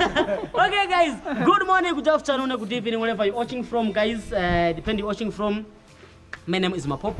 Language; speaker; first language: English; non-native, local second language; Swahili